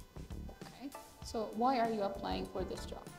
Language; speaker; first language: English; non-native, local second language; Amharic